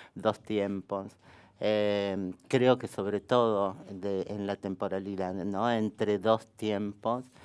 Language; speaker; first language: Spanish; native; Spanish